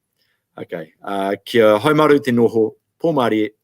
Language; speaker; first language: Māori; non-native, local second language; English